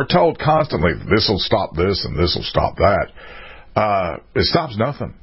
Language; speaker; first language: English; native; English